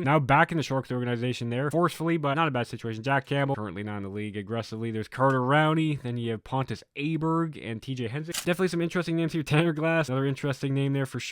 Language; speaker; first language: English; native; English